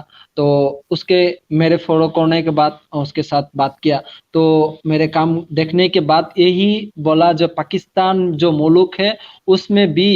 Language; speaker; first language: Hindi; non-native, learner; Bangla